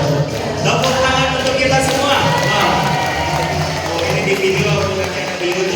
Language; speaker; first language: Indonesian; non-native, local second language; Sundanese